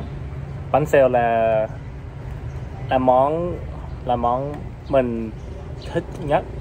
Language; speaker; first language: Vietnamese; non-native, learner; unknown